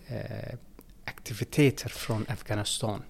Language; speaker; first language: Swedish; non-native, learner; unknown